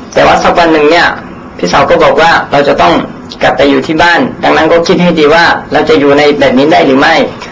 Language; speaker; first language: Thai; non-native, local second language; Akha